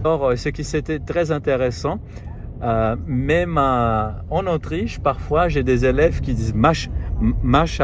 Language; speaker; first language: French; non-native, fluent; German